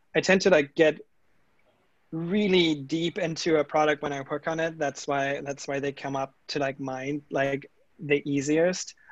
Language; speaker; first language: English; non-native, fluent; German